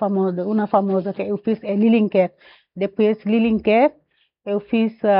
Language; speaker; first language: Portuguese; non-native, learner; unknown